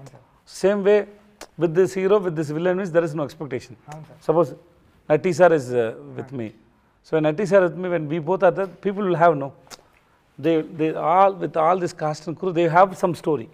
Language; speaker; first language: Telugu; non-native, learner; Tamil